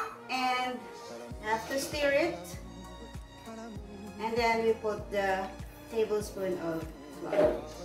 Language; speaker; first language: English; non-native, local second language; Filipino